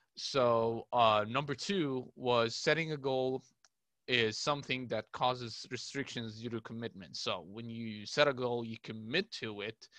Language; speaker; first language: English; non-native, fluent; Arabic